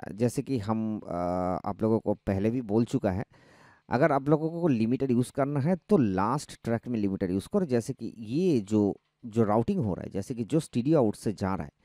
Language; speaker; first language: Hindi; non-native, local second language; Bangla